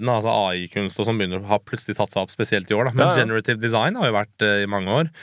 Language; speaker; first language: Norwegian; early bilingual, other home language; Persian